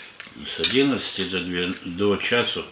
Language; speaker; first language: Russian; native; Russian